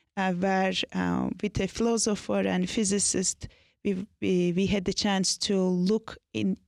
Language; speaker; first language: English; non-native, fluent; Turkish